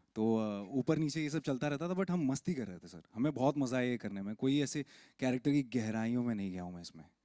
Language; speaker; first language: Hindi; native; Hindi